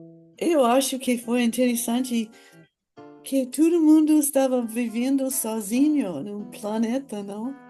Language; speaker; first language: Portuguese; non-native, fluent; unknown